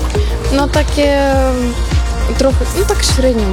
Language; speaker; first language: Polish; non-native, local second language; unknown